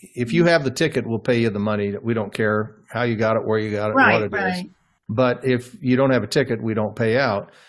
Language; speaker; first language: English; native; English